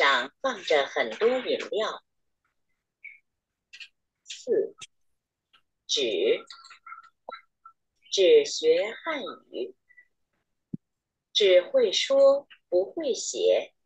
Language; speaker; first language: Chinese; non-native, learner; Vietnamese